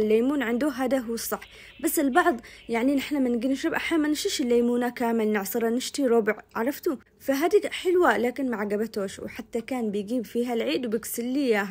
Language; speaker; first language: Arabic; native; Arabic